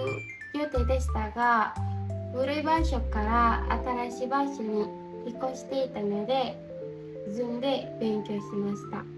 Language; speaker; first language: Japanese; non-native, learner; Indonesian